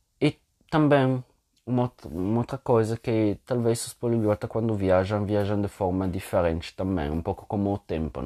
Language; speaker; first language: Portuguese; non-native, fluent; Italian